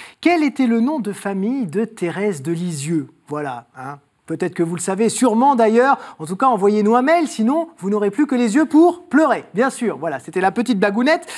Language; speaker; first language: French; native; French